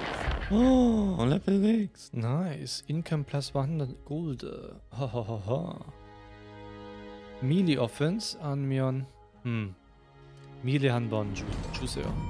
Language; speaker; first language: Korean; non-native, fluent; German